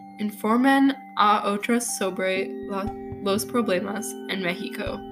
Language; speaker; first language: Spanish; non-native, learner; English